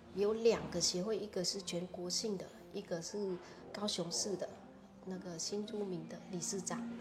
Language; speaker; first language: Chinese; non-native, fluent; Vietnamese